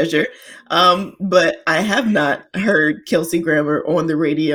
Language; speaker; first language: English; native; English